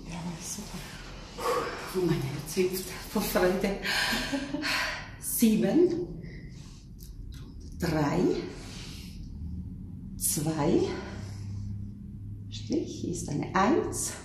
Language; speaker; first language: German; native; German